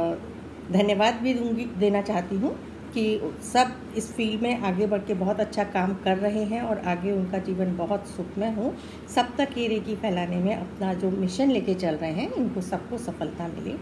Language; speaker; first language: Hindi; native; Hindi